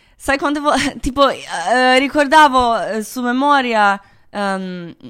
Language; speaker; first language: Italian; non-native, fluent; Croatian